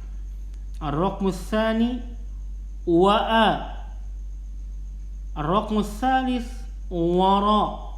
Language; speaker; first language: Arabic; non-native, fluent; Indonesian